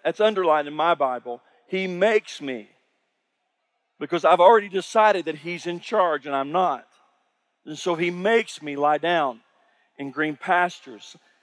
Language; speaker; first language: English; native; English